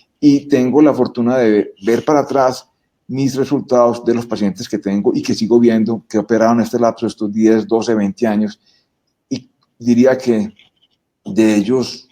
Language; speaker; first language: Spanish; native; Spanish